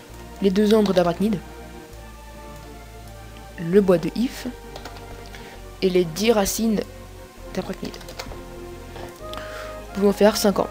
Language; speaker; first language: French; native; French